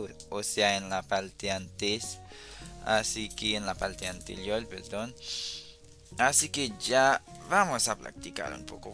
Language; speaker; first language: Spanish; non-native, fluent; Haitian Creole